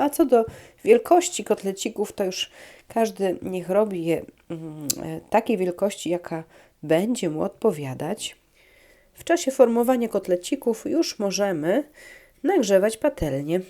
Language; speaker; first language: Polish; native; Polish